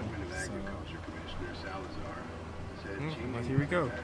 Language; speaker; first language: English; native; English